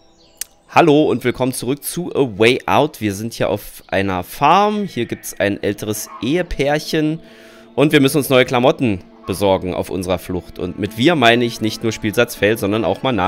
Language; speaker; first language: German; native; German